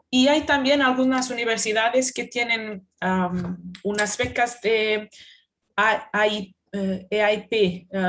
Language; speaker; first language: Spanish; non-native, fluent; Portuguese